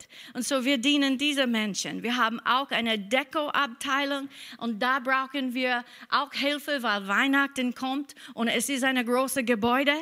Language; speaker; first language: German; non-native, fluent; English